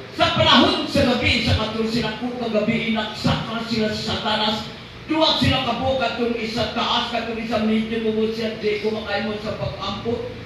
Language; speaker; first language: Cebuano; non-native, local second language; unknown